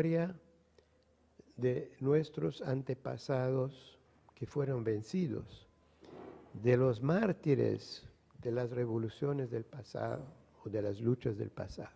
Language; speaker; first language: Spanish; non-native, fluent; Portuguese